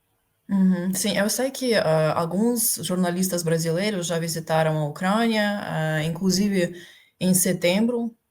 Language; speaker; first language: Portuguese; non-native, fluent; Ukrainian